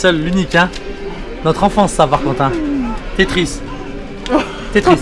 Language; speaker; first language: French; native; French